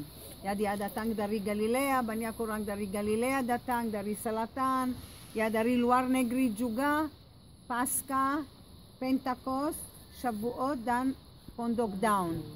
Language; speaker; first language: Indonesian; non-native, fluent; Hebrew